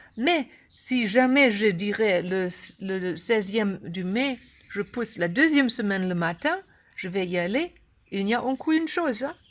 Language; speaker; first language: French; non-native, learner; German